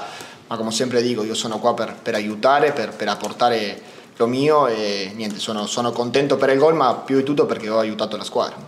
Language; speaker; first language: Italian; non-native, fluent; Spanish